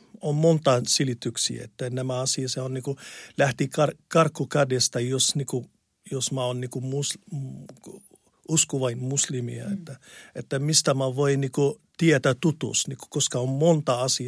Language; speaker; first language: Finnish; non-native, learner; Arabic